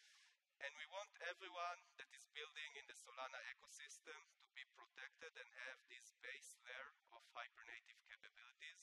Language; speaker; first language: English; non-native, fluent; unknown